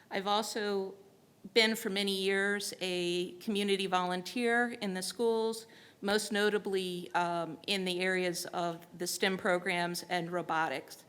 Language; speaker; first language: English; native; English